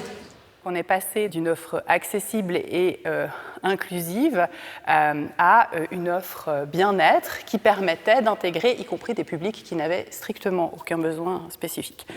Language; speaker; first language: French; native; French